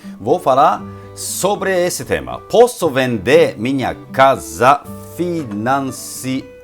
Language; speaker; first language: Portuguese; non-native, fluent; Japanese